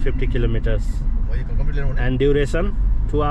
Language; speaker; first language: English; non-native, fluent; Nepali